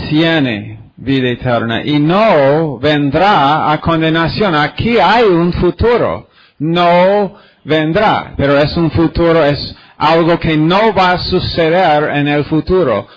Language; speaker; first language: Spanish; non-native, fluent; English